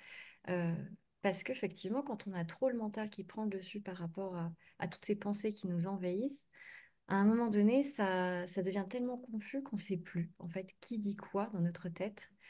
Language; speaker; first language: French; native; French